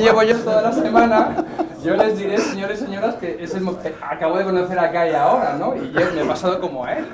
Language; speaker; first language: Spanish; native; Spanish